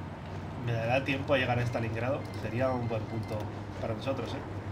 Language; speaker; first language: Spanish; native; Spanish